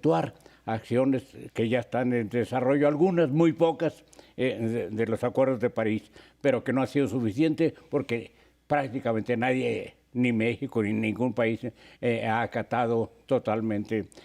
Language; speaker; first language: Spanish; native; Spanish